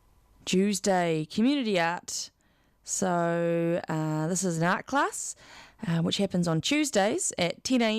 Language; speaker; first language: English; native; English